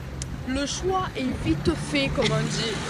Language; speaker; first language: French; native; French